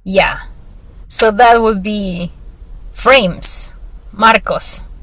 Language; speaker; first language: English; non-native, fluent; Spanish